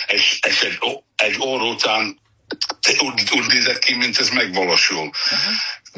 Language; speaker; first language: Hungarian; non-native, fluent; English